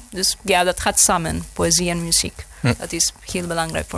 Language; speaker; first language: Dutch; non-native, learner; Spanish